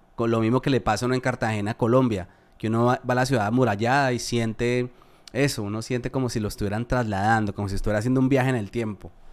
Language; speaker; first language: Spanish; native; Spanish